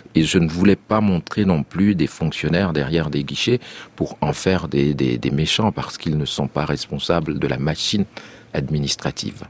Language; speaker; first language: French; non-native, local second language; Arabic